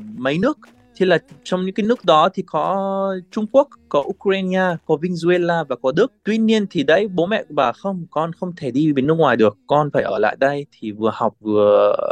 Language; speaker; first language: Vietnamese; non-native, fluent; Arabic